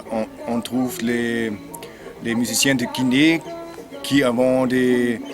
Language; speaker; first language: French; non-native, learner; German